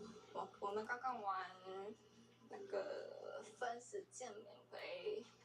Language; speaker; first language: Chinese; non-native, learner; Korean